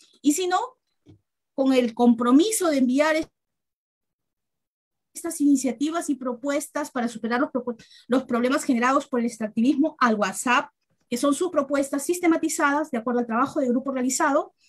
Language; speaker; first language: Spanish; native; Spanish